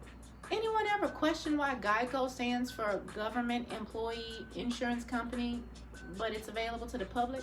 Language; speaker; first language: English; native; English